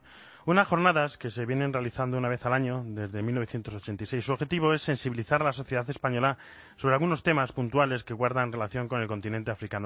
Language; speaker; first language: Spanish; native; Spanish